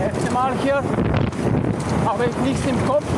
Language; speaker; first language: German; non-native, learner; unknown